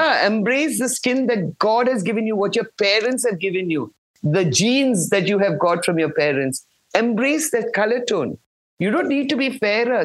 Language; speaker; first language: English; non-native, local second language; Malayalam